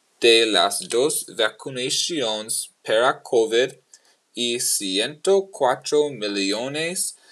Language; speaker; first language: Spanish; non-native, learner; English